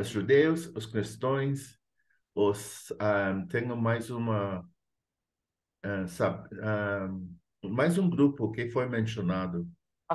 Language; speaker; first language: Portuguese; non-native, fluent; English